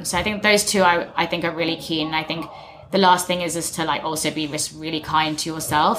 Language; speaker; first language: English; native; English